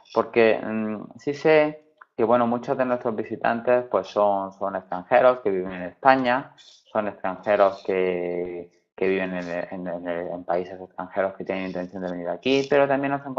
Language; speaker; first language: Spanish; native; Spanish